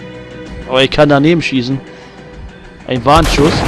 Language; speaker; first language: German; native; German